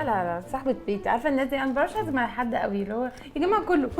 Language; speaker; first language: Arabic; native; Arabic